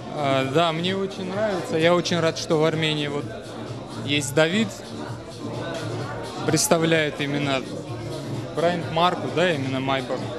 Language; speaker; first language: Russian; non-native, local second language; Armenian